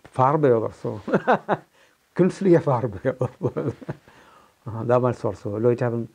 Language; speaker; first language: German; non-native, fluent; Malayalam